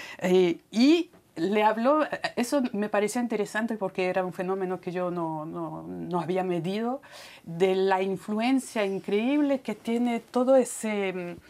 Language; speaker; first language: Spanish; non-native, fluent; French